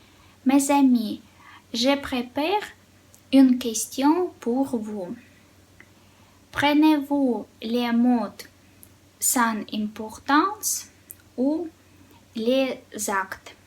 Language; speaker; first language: French; non-native, fluent; Russian